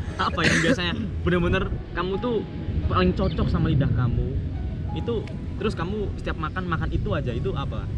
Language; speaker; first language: Indonesian; native; Indonesian